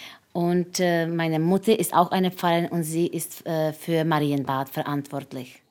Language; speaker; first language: German; non-native, fluent; Czech